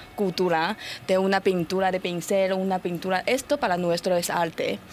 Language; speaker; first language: Spanish; non-native, fluent; Chinese